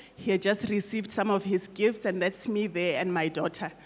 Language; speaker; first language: English; non-native, local second language; Northern Sotho